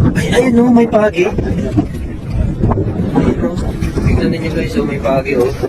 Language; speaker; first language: Filipino; non-native, local second language; Pampanga